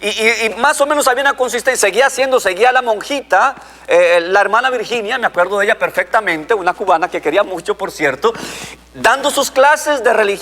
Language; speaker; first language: Spanish; native; Spanish